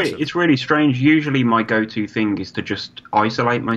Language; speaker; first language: English; native; English